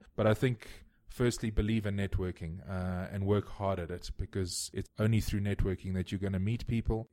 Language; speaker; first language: English; native; English